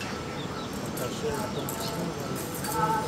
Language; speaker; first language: French; non-native, local second language; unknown